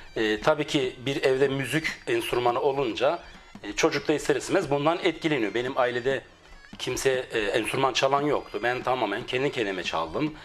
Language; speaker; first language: Turkish; native; Turkish